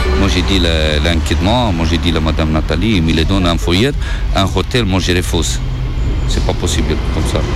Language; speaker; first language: French; non-native, learner; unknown